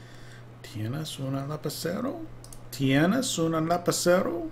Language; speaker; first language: Spanish; non-native, learner; English